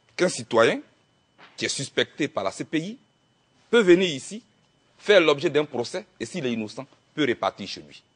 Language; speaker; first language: French; non-native, local second language; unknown